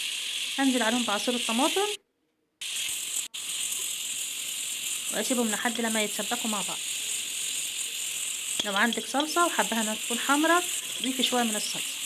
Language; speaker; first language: Arabic; native; Arabic